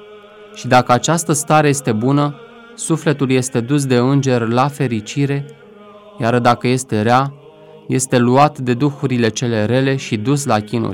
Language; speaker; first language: Romanian; native; Romanian